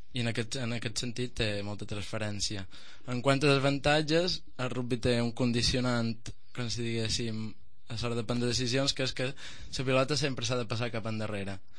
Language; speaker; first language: Catalan; native; Catalan